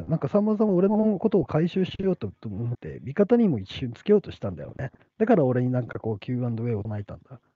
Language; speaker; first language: Japanese; native; Japanese